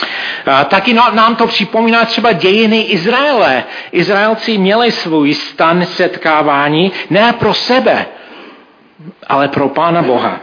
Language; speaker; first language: Czech; non-native, fluent; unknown